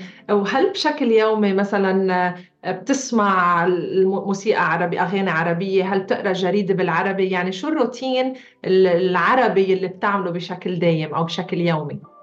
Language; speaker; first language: Arabic; native; Arabic